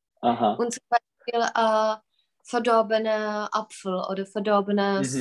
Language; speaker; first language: German; non-native, fluent; Czech